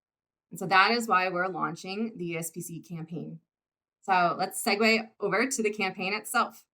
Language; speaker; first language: English; native; English